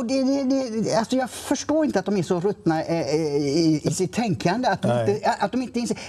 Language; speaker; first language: Swedish; native; Swedish